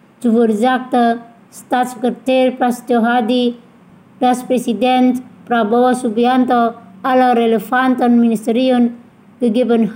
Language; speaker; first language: German; non-native, fluent; Indonesian